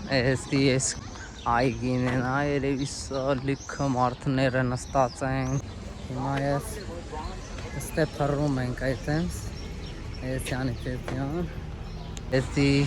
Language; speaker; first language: Armenian; non-native, learner; Hindi